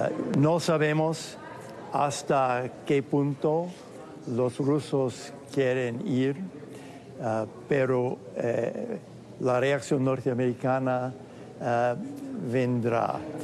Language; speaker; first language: Spanish; non-native, fluent; English